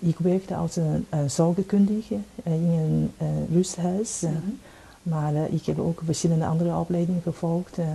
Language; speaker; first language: Dutch; non-native, fluent; Chinese